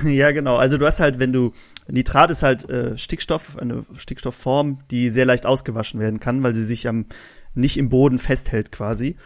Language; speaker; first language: German; native; German